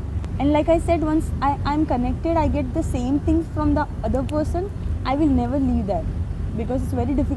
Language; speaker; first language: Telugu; non-native, local second language; Gujarati